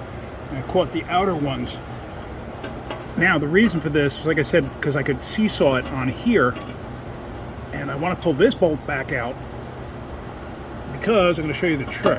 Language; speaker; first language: English; native; English